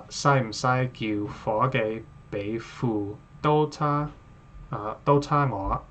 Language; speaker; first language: Cantonese; non-native, learner; English